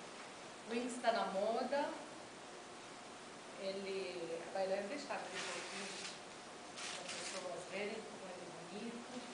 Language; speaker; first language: Portuguese; non-native, fluent; Arabic